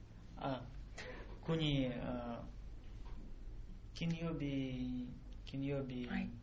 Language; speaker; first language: Japanese; non-native, learner; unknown